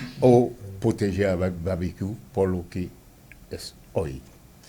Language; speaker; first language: Spanish; non-native, fluent; Haitian Creole